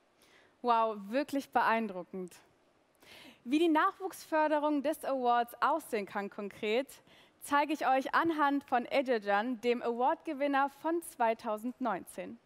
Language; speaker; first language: German; native; German